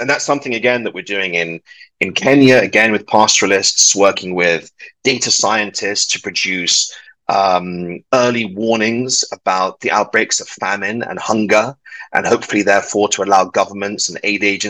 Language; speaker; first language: English; native; English